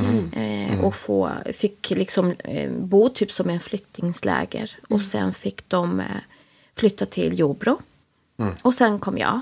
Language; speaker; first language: Swedish; native; Swedish